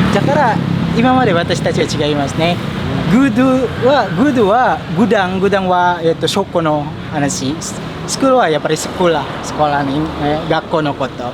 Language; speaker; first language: Japanese; non-native, fluent; Indonesian